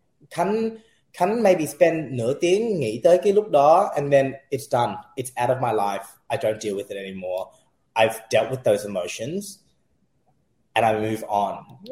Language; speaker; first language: English; early bilingual, other home language; Vietnamese